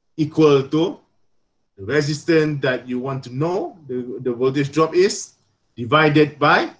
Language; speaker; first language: English; non-native, local second language; Malay